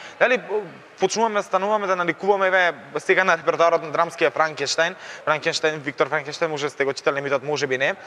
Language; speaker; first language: Macedonian; native; Macedonian